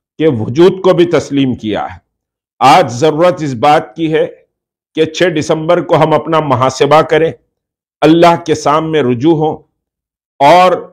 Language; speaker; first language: Hindi; non-native, local second language; Urdu